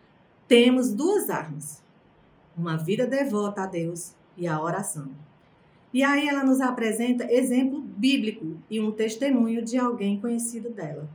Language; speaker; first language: Portuguese; native; Portuguese